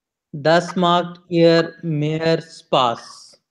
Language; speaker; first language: German; non-native, learner; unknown